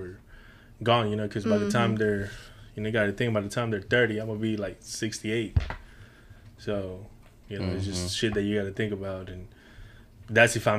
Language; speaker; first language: English; non-native, fluent; Spanish